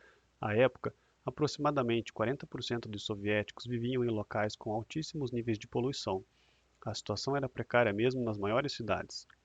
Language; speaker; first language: Portuguese; native; Portuguese